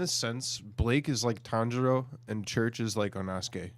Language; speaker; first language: English; native; English